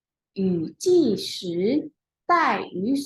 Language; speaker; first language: Chinese; non-native, fluent; Indonesian